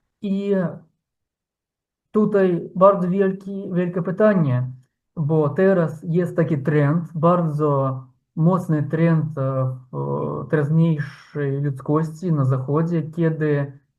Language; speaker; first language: Polish; non-native, fluent; Ukrainian